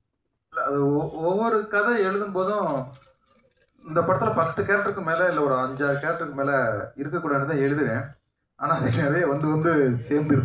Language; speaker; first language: Tamil; native; Tamil